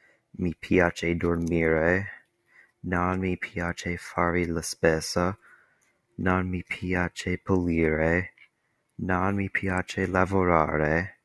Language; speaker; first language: Italian; non-native, learner; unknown